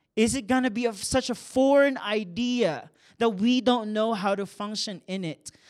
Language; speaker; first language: English; non-native, local second language; Filipino